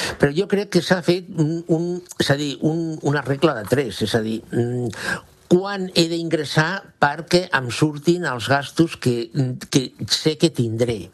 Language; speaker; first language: Catalan; non-native, local second language; Spanish